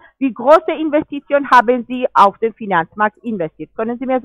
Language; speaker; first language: German; non-native, fluent; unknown